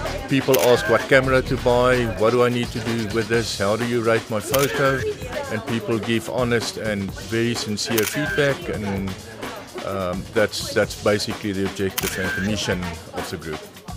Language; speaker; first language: English; non-native, local second language; Afrikaans